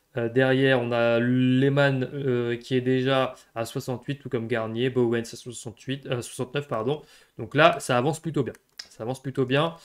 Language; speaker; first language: French; native; French